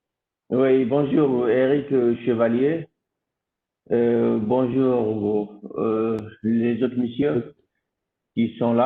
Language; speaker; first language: French; non-native, local second language; Wolof